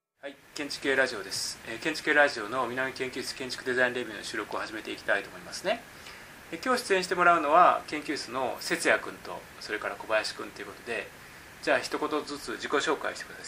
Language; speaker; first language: Japanese; native; Japanese